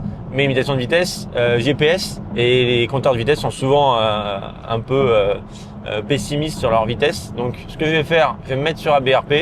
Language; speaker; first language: French; native; French